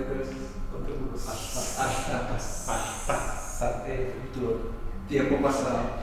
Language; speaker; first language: Spanish; non-native, local second language; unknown